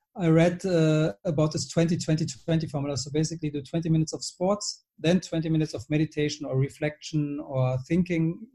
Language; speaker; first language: English; non-native, fluent; German